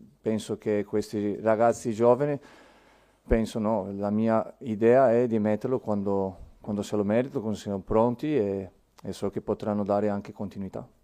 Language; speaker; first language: Italian; non-native, fluent; Portuguese